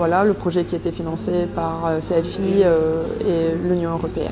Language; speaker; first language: French; non-native, local second language; Arabic